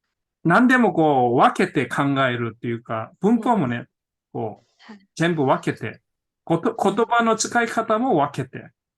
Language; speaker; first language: Japanese; non-native, fluent; Korean